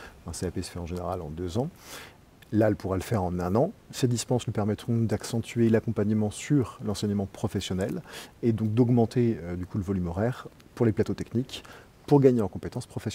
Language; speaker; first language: French; native; French